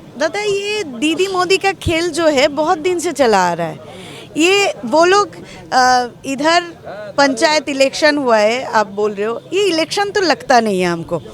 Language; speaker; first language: Hindi; non-native, local second language; Bangla